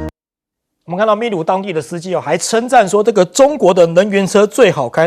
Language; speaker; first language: Chinese; native; Chinese